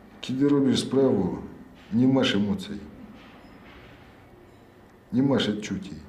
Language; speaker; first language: Polish; non-native, learner; Russian